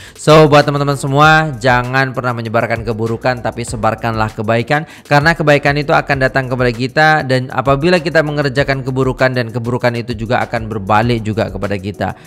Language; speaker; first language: Indonesian; native; Indonesian